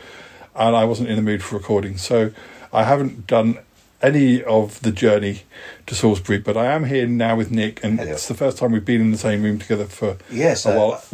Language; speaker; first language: English; native; English